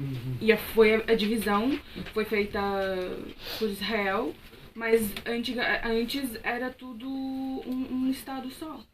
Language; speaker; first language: Portuguese; non-native, fluent; Arabic